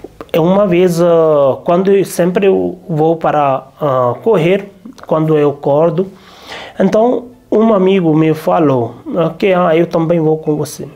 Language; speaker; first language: Portuguese; non-native, learner; Hindi